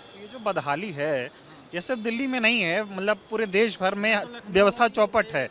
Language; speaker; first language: Hindi; native; Hindi